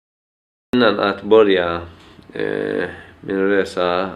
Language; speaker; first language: Swedish; non-native, fluent; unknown